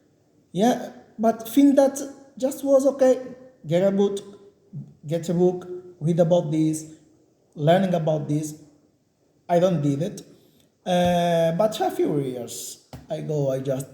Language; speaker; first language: English; non-native, learner; Portuguese